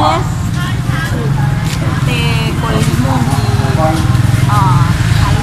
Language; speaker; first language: Spanish; non-native, learner; Thai